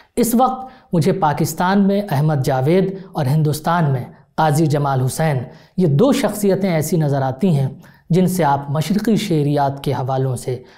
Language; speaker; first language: Hindi; native; Hindi